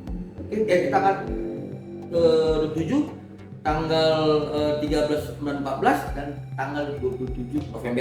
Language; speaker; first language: Indonesian; native; Indonesian